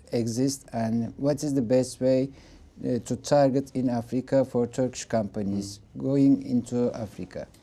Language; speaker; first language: English; non-native, fluent; Turkish